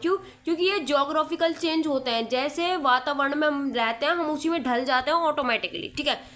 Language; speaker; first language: Hindi; native; Hindi